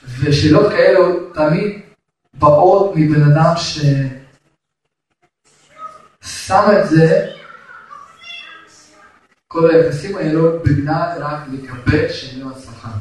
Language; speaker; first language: Hebrew; non-native, fluent; Russian